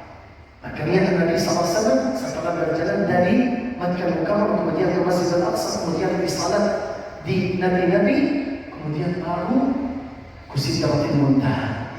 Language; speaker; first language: Indonesian; non-native, fluent; Arabic